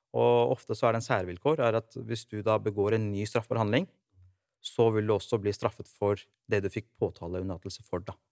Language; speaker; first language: Norwegian; native; Norwegian